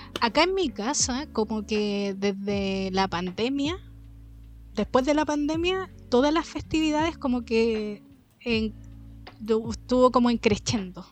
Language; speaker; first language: Spanish; native; Spanish